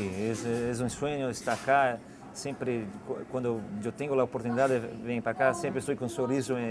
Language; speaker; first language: Spanish; non-native, learner; Portuguese